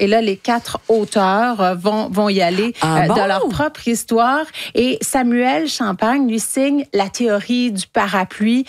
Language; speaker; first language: French; native; French